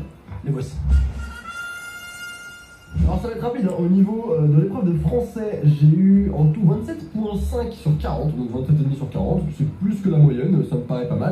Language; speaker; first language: French; native; French